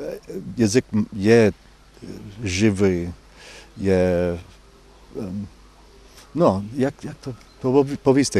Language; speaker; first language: Ukrainian; non-native, fluent; English